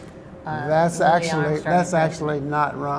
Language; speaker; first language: English; native; English